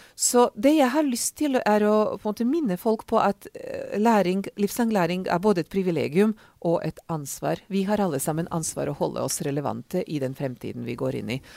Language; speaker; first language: Norwegian; non-native, fluent; Hungarian